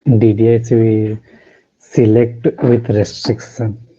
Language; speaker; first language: English; non-native, learner; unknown